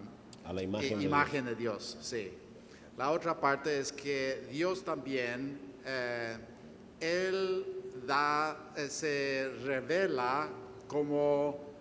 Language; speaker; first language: Spanish; non-native, fluent; English